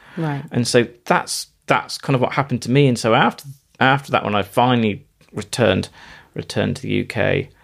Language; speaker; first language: English; native; English